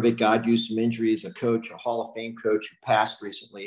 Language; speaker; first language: English; native; English